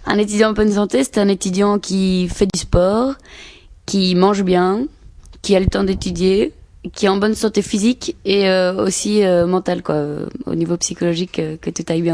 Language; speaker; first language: French; native; French